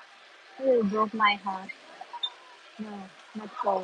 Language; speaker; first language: English; non-native, learner; Thai